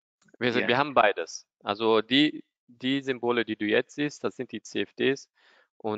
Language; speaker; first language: German; native; German